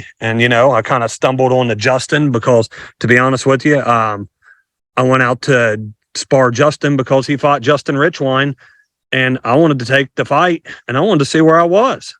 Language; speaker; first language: English; native; English